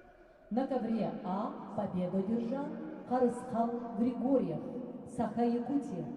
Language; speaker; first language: Russian; native; Russian